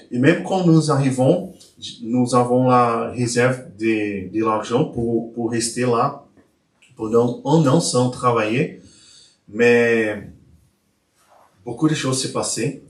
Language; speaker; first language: French; non-native, learner; Portuguese